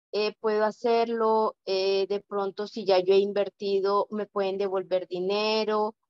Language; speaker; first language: Spanish; native; Spanish